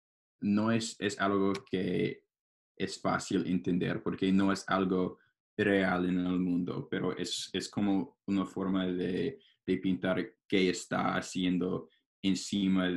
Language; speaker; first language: Spanish; non-native, learner; English